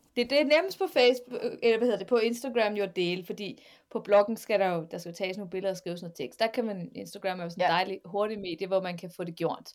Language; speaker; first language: Danish; native; Danish